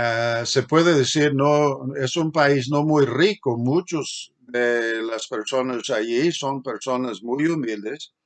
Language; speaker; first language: Spanish; non-native, fluent; English